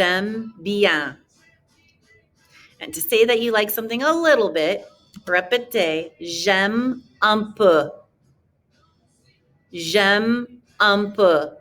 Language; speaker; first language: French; non-native, fluent; English